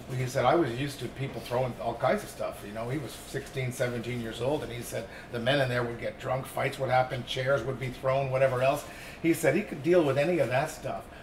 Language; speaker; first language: English; native; English